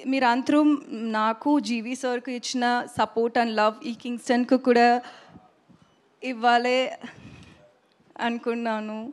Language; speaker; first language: Telugu; non-native, learner; Tamil